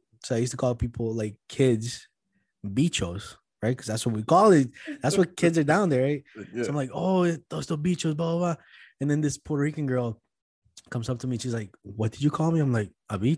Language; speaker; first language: English; early bilingual, other home language; Spanish